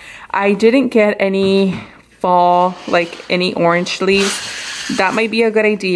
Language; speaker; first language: English; early bilingual, other home language; Spanish